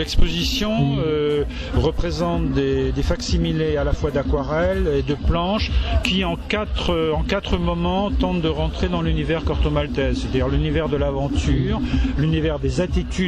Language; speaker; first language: French; native; French